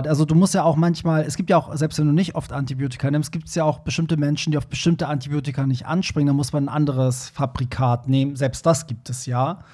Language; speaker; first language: German; early bilingual, other home language; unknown